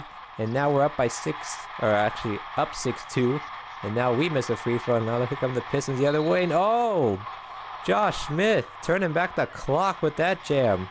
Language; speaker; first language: English; native; English